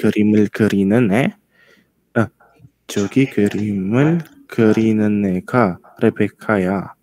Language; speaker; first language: Korean; non-native, learner; Indonesian